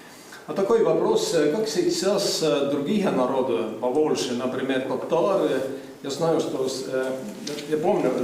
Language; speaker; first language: Russian; non-native, fluent; Estonian